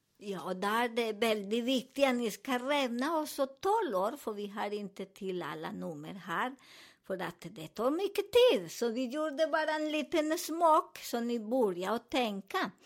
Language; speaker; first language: Swedish; non-native, learner; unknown